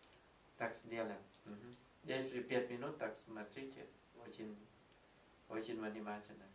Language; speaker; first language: Russian; non-native, fluent; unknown